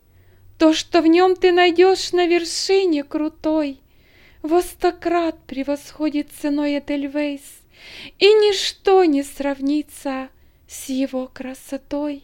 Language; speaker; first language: Russian; native; Russian